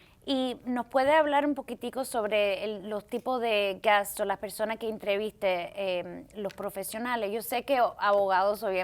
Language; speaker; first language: Spanish; early bilingual, heritage; Spanish